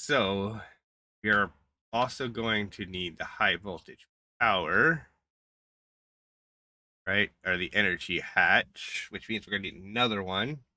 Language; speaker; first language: English; native; English